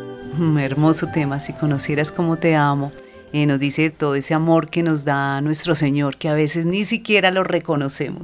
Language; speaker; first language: Spanish; native; Spanish